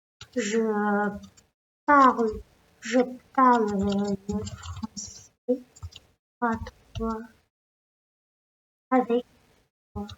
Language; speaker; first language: French; non-native, learner; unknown